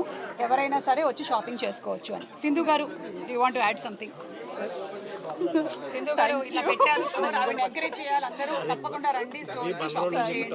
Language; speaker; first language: Telugu; native; Telugu